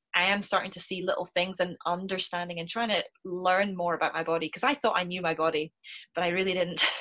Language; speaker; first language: English; native; English